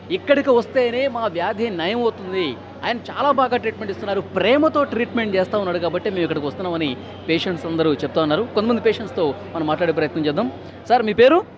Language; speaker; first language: Telugu; native; Telugu